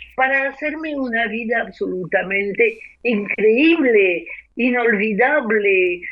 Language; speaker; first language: Spanish; non-native, fluent; French